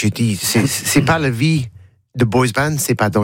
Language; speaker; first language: French; non-native, learner; English